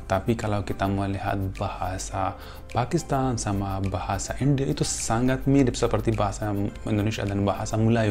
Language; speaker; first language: Indonesian; non-native, fluent; Urdu